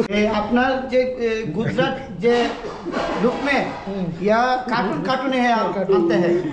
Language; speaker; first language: Hindi; non-native, learner; Bangla